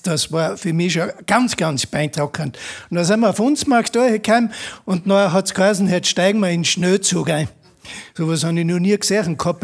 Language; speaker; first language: German; native; German